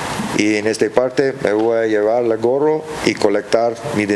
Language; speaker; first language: Spanish; early bilingual, heritage; English